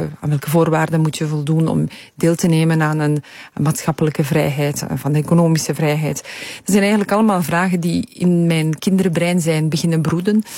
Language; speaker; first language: Dutch; early bilingual, other home language; Polish